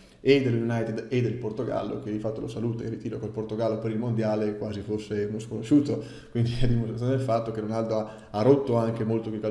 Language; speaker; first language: Italian; native; Italian